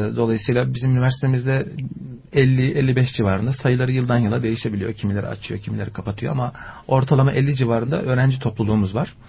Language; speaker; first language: Turkish; native; Turkish